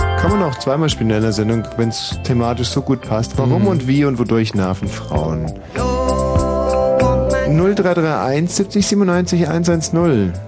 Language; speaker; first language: German; native; German